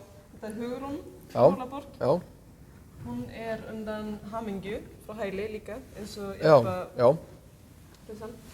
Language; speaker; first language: Icelandic; non-native, fluent; Swedish